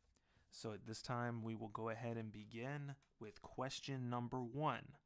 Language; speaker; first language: English; native; English